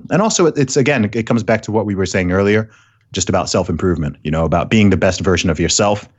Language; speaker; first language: English; early bilingual, other home language; Arabic